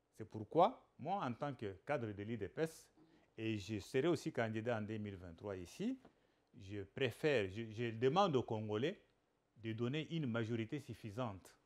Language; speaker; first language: French; non-native, local second language; Lingala